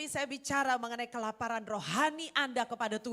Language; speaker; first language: Indonesian; native; Indonesian